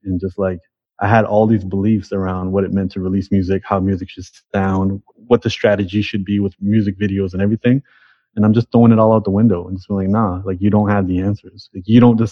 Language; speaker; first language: English; native; English